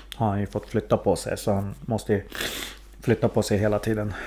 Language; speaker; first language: Swedish; early bilingual, other home language; Thai